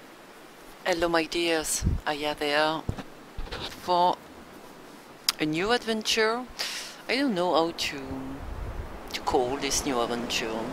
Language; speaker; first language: English; non-native, learner; French